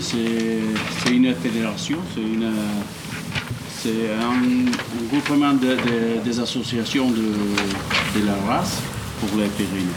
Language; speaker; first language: French; non-native, learner; Catalan